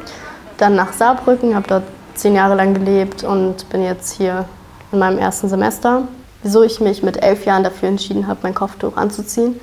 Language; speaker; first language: German; early bilingual, other home language; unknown